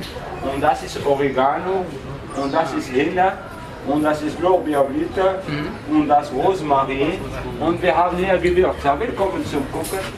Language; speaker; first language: German; non-native, learner; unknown